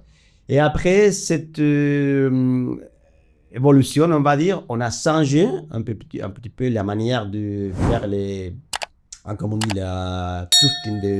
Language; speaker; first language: French; non-native, fluent; Spanish